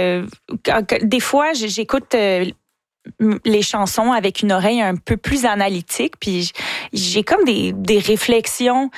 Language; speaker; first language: French; native; French